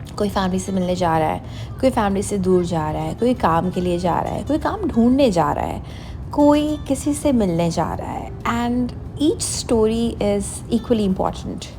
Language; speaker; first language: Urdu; native; Urdu